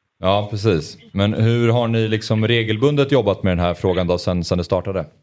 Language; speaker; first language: Swedish; native; Swedish